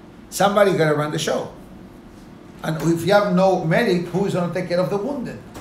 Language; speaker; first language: English; non-native, fluent; Spanish